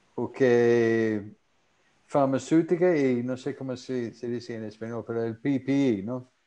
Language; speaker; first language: Spanish; non-native, fluent; English